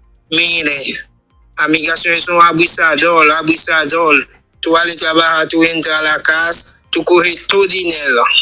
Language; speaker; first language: Spanish; non-native, learner; Haitian Creole